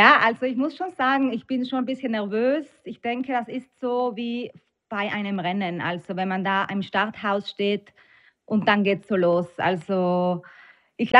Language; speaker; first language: German; native; German